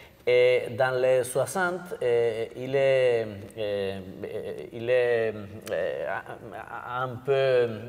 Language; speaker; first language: French; non-native, learner; Basque